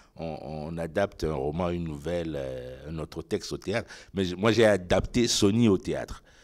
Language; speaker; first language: French; non-native, local second language; Ewe